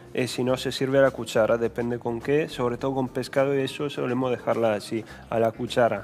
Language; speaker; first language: Spanish; non-native, fluent; Italian